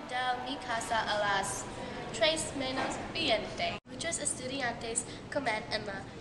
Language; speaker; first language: Spanish; non-native, learner; English